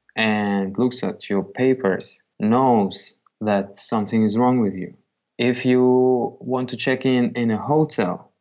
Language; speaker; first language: English; non-native, fluent; Kazakh